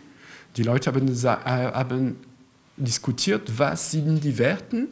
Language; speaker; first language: German; non-native, fluent; French